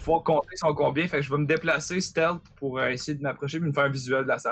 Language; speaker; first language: French; native; French